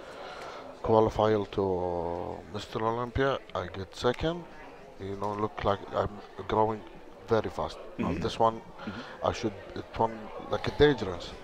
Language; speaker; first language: English; non-native, learner; Arabic